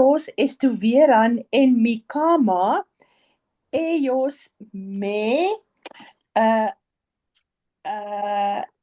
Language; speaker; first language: Spanish; non-native, learner; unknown